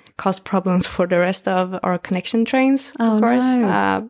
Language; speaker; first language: English; non-native, fluent; Swedish